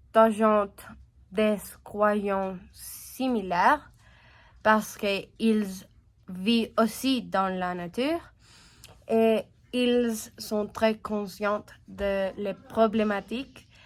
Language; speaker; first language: French; non-native, learner; Spanish